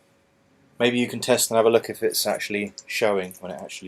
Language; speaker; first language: English; native; English